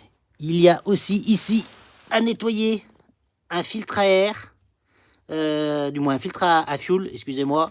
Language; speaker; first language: French; native; French